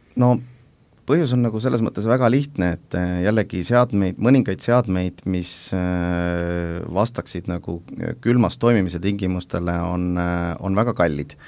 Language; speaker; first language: Estonian; native; Estonian